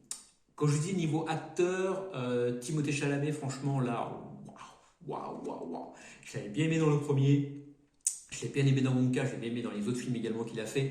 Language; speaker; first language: French; native; French